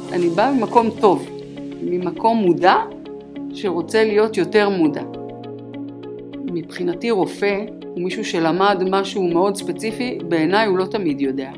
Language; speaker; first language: Hebrew; native; Hebrew